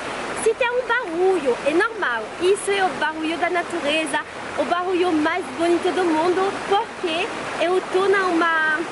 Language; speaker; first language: Portuguese; non-native, fluent; French